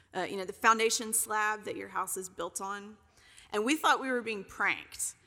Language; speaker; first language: English; native; English